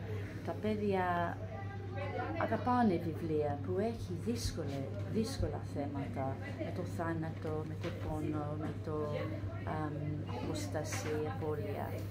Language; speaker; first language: Greek; non-native, learner; English